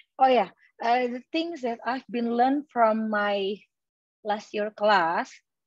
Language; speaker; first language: English; non-native, learner; Indonesian